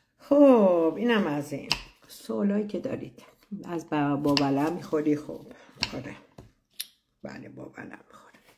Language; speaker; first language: Persian; native; Persian